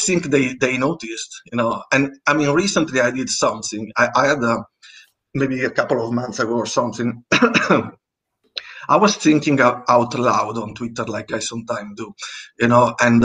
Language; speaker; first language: English; non-native, fluent; Italian